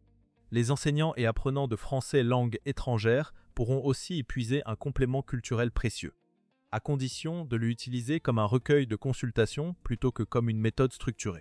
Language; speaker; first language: French; native; French